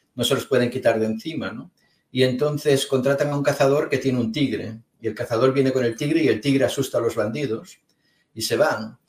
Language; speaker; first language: Spanish; native; Spanish